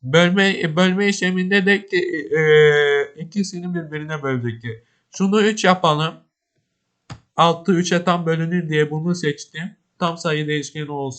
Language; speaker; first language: Turkish; native; Turkish